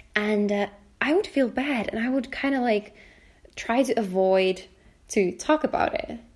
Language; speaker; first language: English; non-native, fluent; Finnish